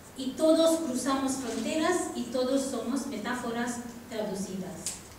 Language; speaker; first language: Spanish; non-native, fluent; Tamil